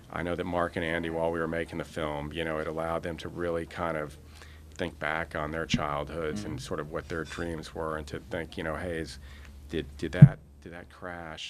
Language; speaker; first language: English; native; English